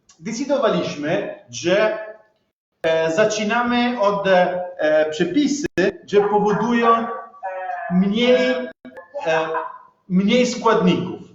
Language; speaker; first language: Polish; non-native, learner; Italian